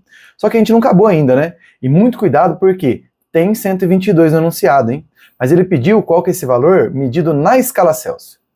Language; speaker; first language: Portuguese; native; Portuguese